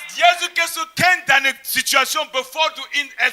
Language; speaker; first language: German; non-native, fluent; French